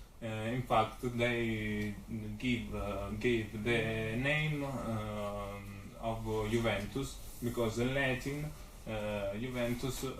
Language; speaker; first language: English; non-native, learner; Italian